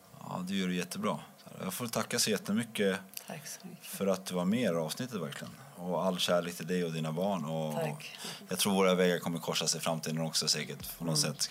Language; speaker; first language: Swedish; native; Swedish